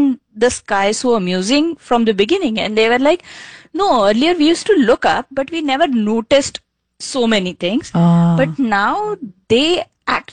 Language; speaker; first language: English; non-native, local second language; Marathi